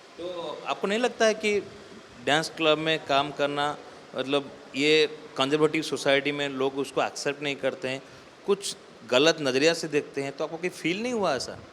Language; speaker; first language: Hindi; non-native, local second language; Odia